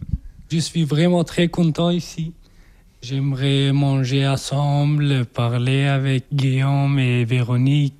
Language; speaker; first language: French; non-native, learner; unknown